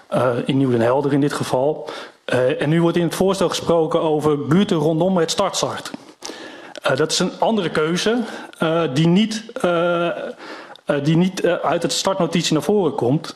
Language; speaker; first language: Dutch; native; Dutch